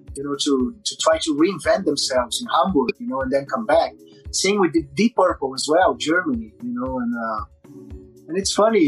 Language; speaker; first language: English; non-native, fluent; Portuguese